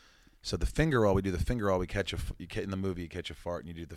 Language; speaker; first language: English; native; English